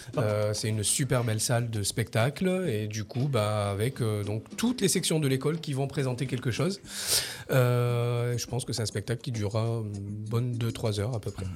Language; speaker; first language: French; native; French